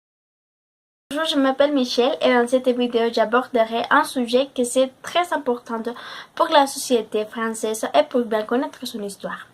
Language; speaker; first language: French; non-native, learner; Spanish